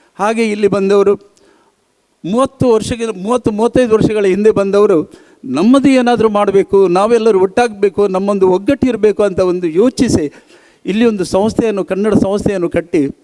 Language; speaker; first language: Kannada; non-native, local second language; Tulu